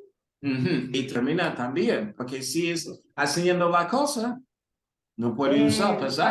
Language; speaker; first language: Spanish; early bilingual, heritage; Spanish